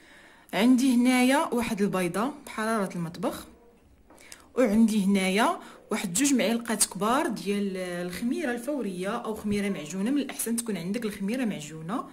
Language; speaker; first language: Arabic; native; Arabic